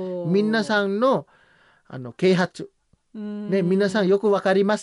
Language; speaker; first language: Japanese; non-native, learner; Samoan